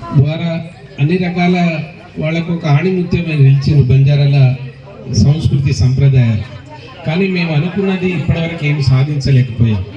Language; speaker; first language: Telugu; non-native, local second language; Lambadi